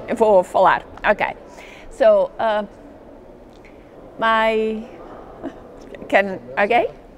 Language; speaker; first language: Portuguese; native; Portuguese